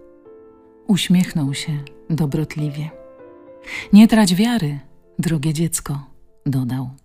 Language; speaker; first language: Polish; native; Polish